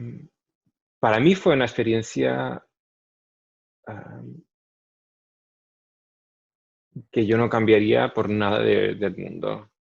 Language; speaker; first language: Spanish; non-native, fluent; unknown